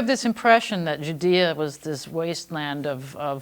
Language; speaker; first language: English; native; English